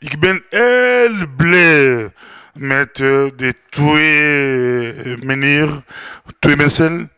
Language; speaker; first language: Dutch; non-native, learner; Lingala